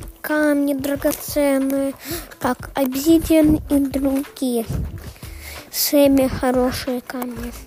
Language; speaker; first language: Russian; early bilingual, heritage; Russian